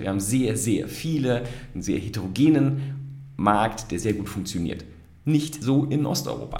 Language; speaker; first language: German; native; German